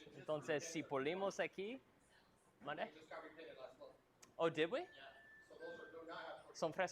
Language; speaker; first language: Spanish; non-native, fluent; English